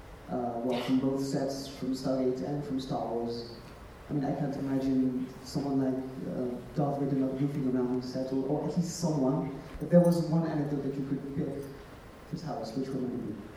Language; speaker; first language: English; non-native, fluent; French